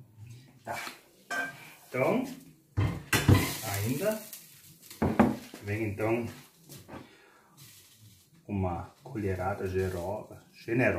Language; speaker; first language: Portuguese; non-native, fluent; German